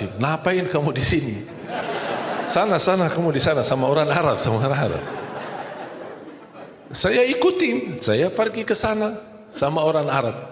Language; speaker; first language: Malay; non-native, fluent; Arabic